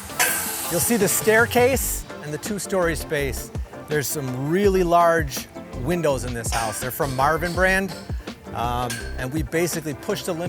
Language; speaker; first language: English; native; English